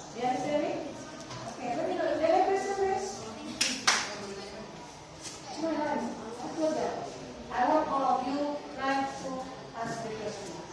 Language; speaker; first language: English; non-native, learner; Indonesian